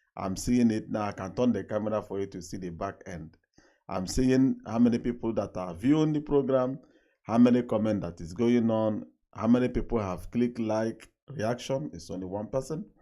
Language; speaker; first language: Nigerian Pidgin; non-native, local second language; Igbo